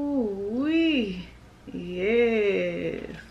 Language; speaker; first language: English; native; English